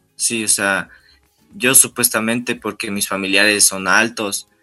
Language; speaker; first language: Spanish; native; Spanish